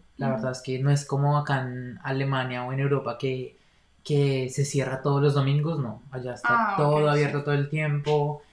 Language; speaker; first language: Spanish; native; Spanish